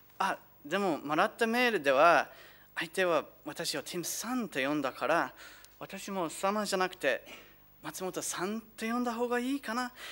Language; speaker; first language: Japanese; non-native, fluent; English